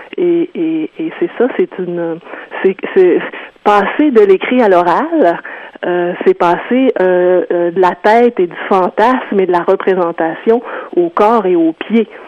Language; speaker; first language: French; native; French